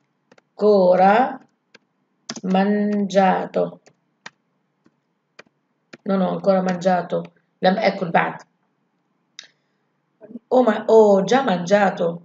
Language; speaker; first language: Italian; non-native, learner; Arabic